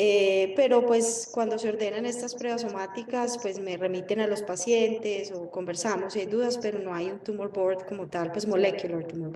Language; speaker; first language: Spanish; native; Spanish